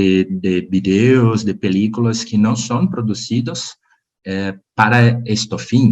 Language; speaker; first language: Spanish; non-native, learner; Portuguese